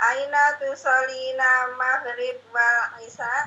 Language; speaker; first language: Arabic; non-native, learner; Indonesian